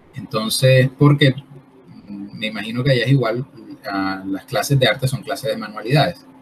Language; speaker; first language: Spanish; native; Spanish